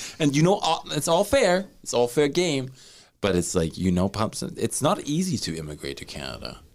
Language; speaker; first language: English; non-native, fluent; German